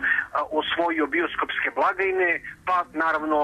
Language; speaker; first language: Croatian; native; Croatian